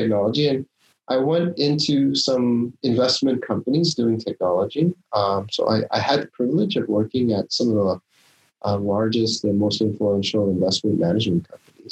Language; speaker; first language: English; non-native, local second language; Korean